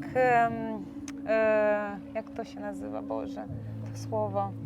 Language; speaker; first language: Polish; non-native, learner; Romanian